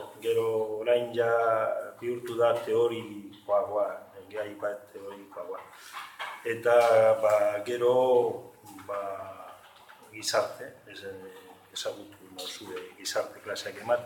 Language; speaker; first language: Basque; non-native, local second language; Spanish